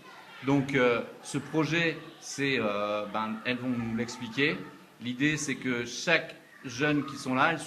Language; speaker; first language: French; native; French